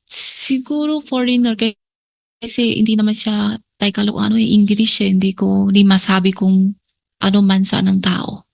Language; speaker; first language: Filipino; non-native, learner; Chinese